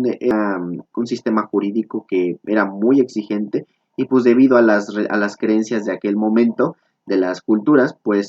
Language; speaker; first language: Spanish; native; Spanish